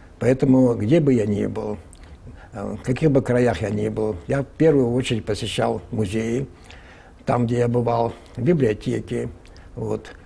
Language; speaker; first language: Russian; non-native, local second language; Ingush